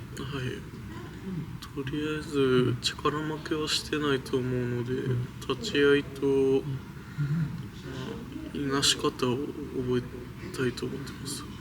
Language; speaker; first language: Japanese; native; Japanese